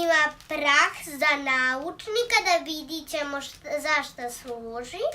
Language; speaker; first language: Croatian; early bilingual, heritage; Croatian